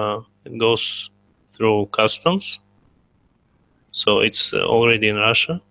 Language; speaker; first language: English; non-native, learner; Russian